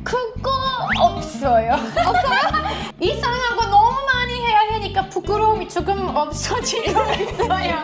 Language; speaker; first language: Korean; non-native, fluent; English